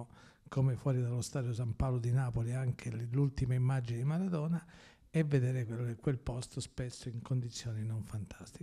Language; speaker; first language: Italian; native; Italian